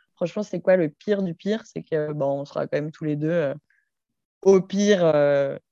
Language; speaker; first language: French; native; French